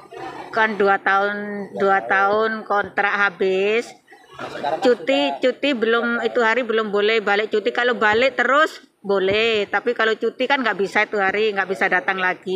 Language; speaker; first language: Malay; non-native, local second language; Javanese